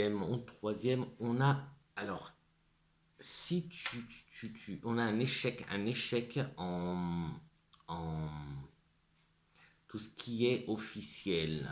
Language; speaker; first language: French; native; French